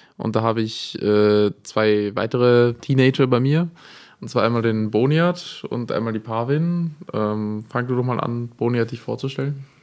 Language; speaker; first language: German; native; German